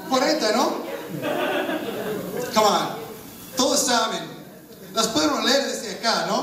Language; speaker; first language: Spanish; non-native, fluent; English